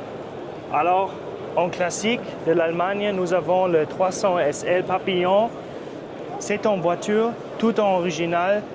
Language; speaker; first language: French; non-native, fluent; German